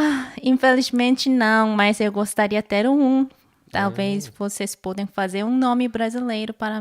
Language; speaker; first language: Portuguese; non-native, learner; Korean